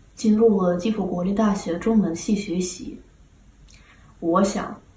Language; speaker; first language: Chinese; non-native, fluent; Ukrainian